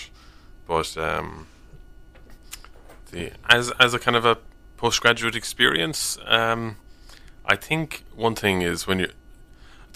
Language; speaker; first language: English; native; English